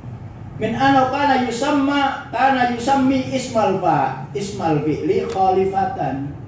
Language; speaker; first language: Arabic; non-native, fluent; Javanese